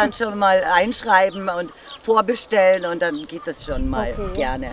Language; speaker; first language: German; native; German